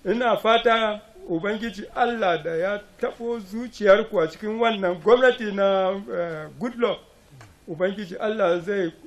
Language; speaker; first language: Hausa; non-native, local second language; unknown